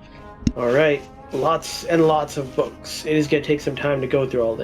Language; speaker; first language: English; native; English